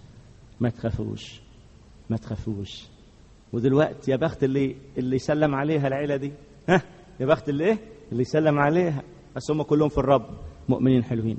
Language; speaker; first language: Arabic; native; Arabic